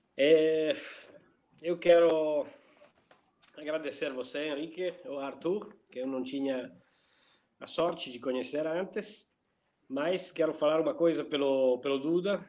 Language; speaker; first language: Portuguese; non-native, fluent; Italian